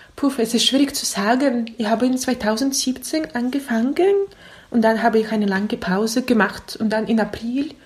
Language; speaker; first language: German; non-native, learner; Russian